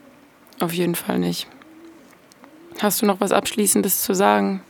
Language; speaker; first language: German; native; German